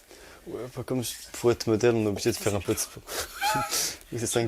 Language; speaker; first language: French; native; French